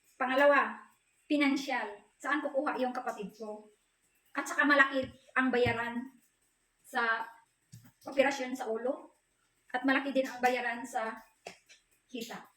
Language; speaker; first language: Filipino; non-native, local second language; Cebuano